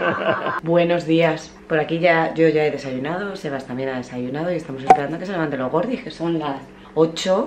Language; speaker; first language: Spanish; native; Spanish